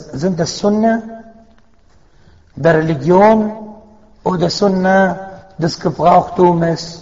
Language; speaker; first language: German; non-native, fluent; Arabic